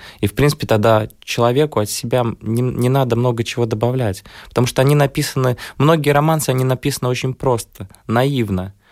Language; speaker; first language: Russian; native; Russian